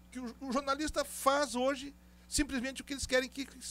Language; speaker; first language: Portuguese; native; Portuguese